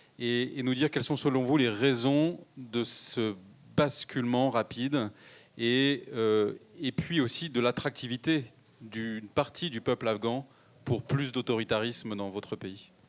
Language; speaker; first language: French; native; French